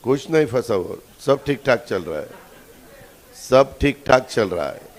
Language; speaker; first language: Hindi; non-native, local second language; Marathi